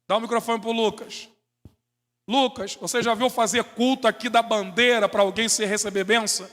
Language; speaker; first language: Portuguese; native; Portuguese